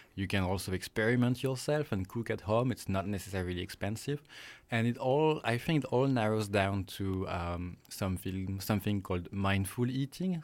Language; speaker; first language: English; non-native, fluent; French